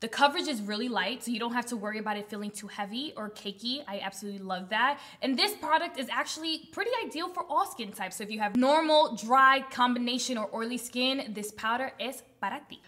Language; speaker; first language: English; early bilingual, other home language; Spanish